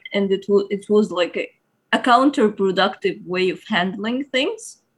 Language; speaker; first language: English; non-native, fluent; Arabic